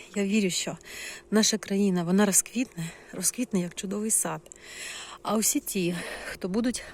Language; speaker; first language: Ukrainian; non-native, local second language; Russian